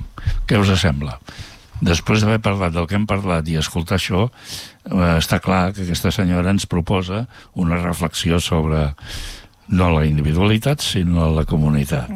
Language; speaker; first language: Catalan; native; Catalan